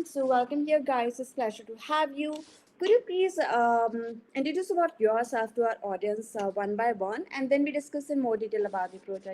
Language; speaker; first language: English; non-native, fluent; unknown